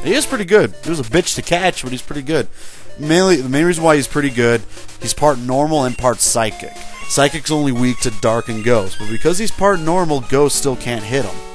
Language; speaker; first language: English; native; English